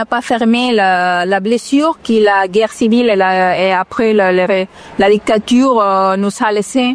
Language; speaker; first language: French; non-native, fluent; Spanish